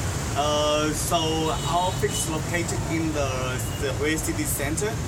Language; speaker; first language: English; non-native, learner; Vietnamese